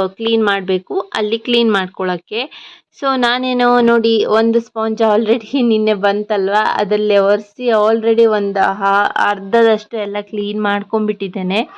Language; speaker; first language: Kannada; non-native, local second language; Tulu